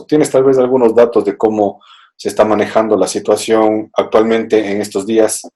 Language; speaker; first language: Spanish; native; Spanish